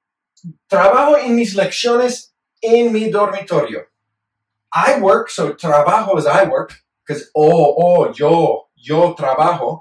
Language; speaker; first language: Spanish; non-native, fluent; English